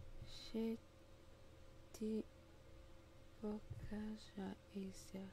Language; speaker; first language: Bulgarian; native; Bulgarian